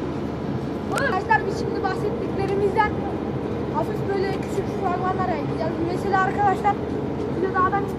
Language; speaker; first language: Turkish; native; Turkish